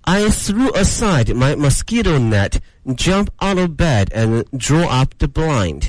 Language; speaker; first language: English; non-native, fluent; Chinese